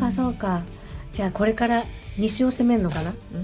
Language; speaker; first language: Japanese; native; Japanese